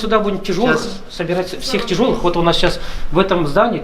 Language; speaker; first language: Russian; native; Russian